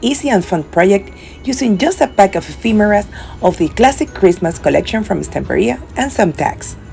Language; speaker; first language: English; non-native, fluent; Spanish